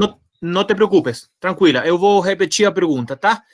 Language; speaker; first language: Portuguese; non-native, fluent; Spanish